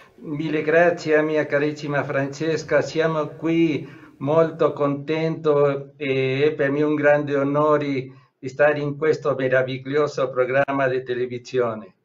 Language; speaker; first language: Italian; non-native, learner; Spanish